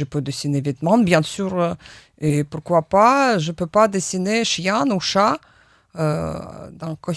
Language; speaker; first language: French; non-native, learner; Russian